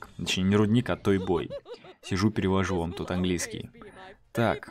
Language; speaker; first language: Russian; native; Russian